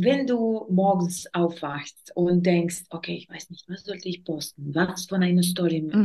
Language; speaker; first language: German; non-native, learner; Russian